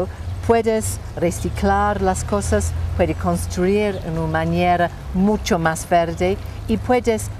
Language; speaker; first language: Spanish; non-native, fluent; English